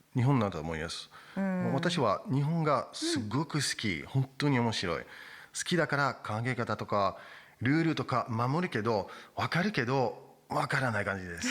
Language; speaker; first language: Japanese; non-native, learner; French